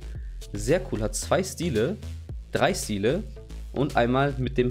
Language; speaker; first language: German; native; German